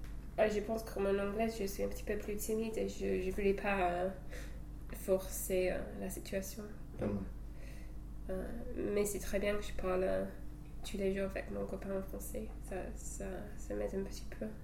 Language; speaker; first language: French; non-native, fluent; English